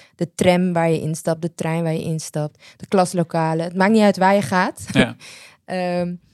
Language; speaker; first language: Dutch; native; Dutch